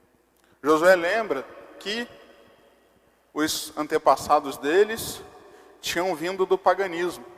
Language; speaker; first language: Portuguese; native; Portuguese